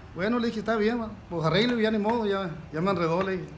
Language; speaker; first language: Spanish; native; Spanish